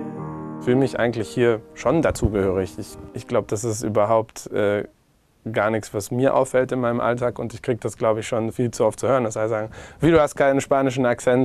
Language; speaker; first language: German; non-native, fluent; Spanish